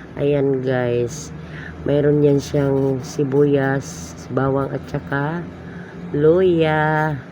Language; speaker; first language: Filipino; non-native, local second language; Hiligaynon